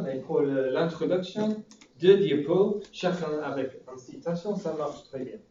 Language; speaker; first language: French; non-native, fluent; English